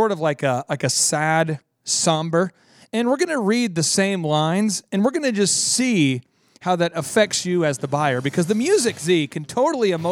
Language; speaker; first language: English; native; English